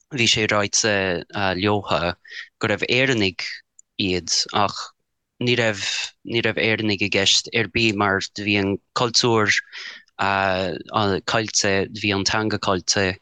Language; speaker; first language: Irish; non-native, fluent; English